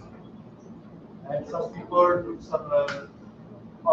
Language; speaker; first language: English; non-native, learner; French